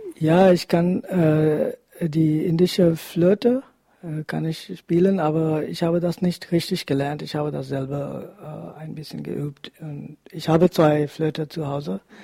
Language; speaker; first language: German; non-native, fluent; Hindi